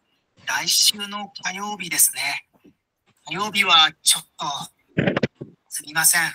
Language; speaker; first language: Japanese; non-native, learner; Bangla